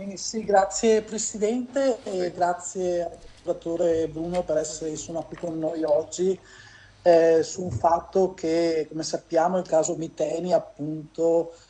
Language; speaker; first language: Italian; native; Italian